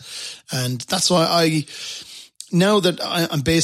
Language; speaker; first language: English; native; English